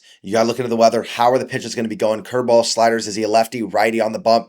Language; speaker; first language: English; native; English